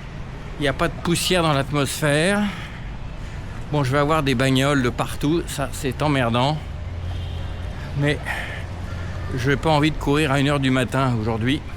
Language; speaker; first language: French; native; French